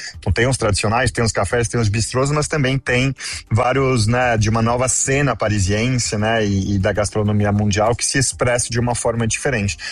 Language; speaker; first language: Portuguese; non-native, fluent; French